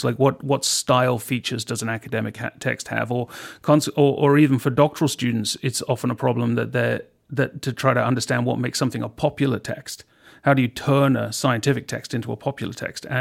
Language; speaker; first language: English; native; English